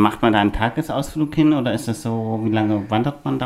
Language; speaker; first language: German; native; German